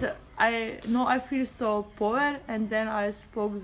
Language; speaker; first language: English; non-native, learner; Slovenian